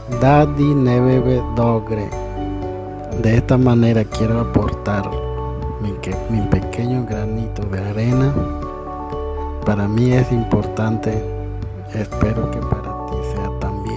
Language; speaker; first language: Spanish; non-native, local second language; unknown